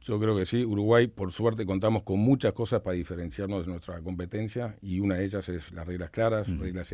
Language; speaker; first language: Spanish; native; Spanish